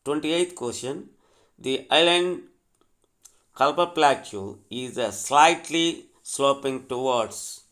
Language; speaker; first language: English; non-native, local second language; Telugu